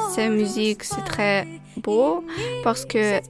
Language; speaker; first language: French; non-native, fluent; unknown